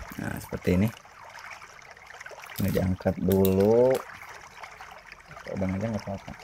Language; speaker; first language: Indonesian; native; Indonesian